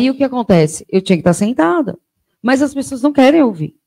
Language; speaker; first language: Portuguese; native; Portuguese